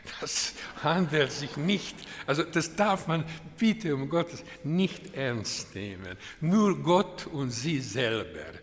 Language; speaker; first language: German; non-native, fluent; Hungarian